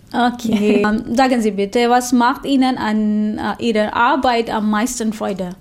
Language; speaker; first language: German; non-native, fluent; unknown